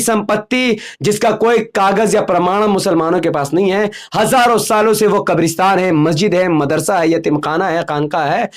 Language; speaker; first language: Hindi; native; Hindi